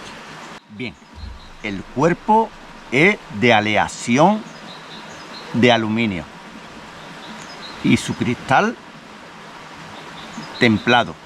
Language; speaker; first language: Spanish; native; Spanish